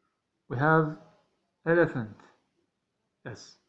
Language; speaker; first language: English; non-native, learner; Arabic